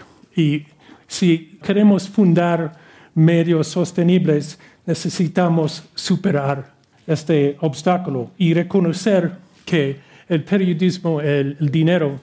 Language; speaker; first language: Spanish; non-native, fluent; English